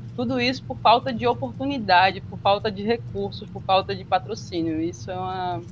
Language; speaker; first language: Portuguese; native; Portuguese